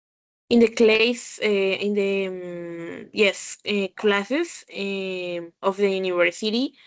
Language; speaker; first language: English; non-native, learner; Spanish